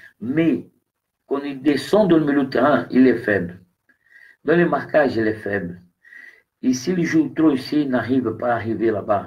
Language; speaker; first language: French; non-native, learner; Portuguese